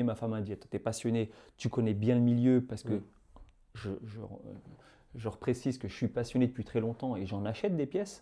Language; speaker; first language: French; native; French